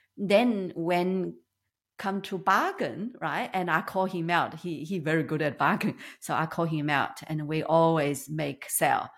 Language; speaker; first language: English; non-native, learner; Chinese